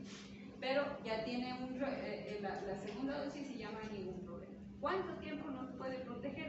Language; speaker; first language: Spanish; native; Spanish